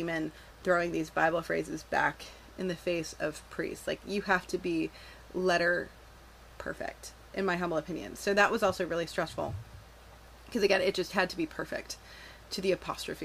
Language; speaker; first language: English; native; English